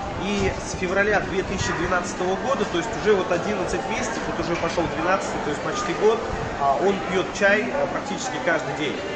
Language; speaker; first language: Russian; native; Russian